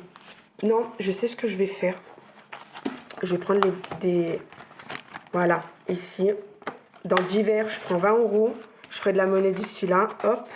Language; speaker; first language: French; native; French